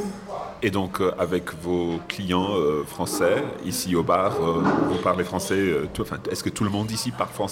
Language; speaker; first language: French; non-native, fluent; English